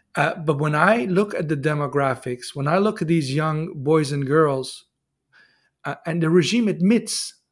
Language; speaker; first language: English; non-native, fluent; Persian